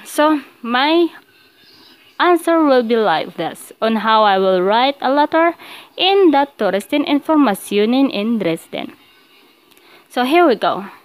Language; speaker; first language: English; non-native, local second language; Filipino